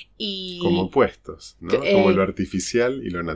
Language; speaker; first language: Spanish; native; Spanish